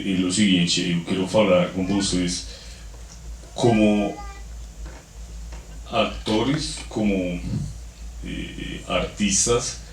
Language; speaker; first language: Portuguese; non-native, learner; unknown